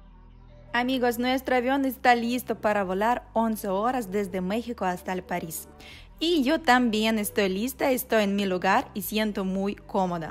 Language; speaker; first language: Spanish; non-native, fluent; Ukrainian